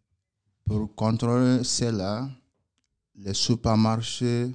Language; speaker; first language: French; non-native, learner; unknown